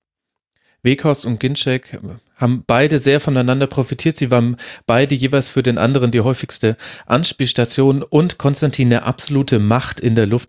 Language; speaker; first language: German; native; German